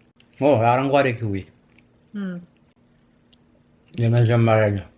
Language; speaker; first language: Amharic; non-native, learner; Arabic